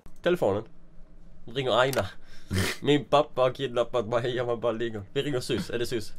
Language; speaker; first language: Swedish; native; Swedish